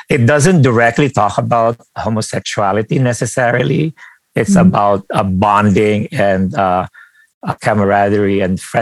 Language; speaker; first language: English; non-native, local second language; Filipino